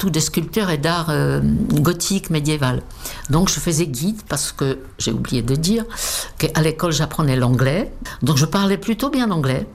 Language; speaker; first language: French; non-native, fluent; Czech